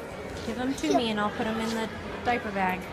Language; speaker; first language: English; native; English